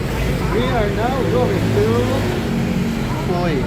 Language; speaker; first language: English; non-native, fluent; Thai